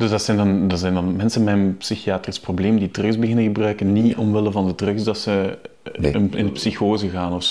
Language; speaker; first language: Dutch; native; Dutch